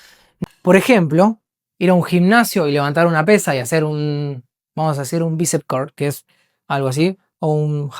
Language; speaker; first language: Spanish; native; Spanish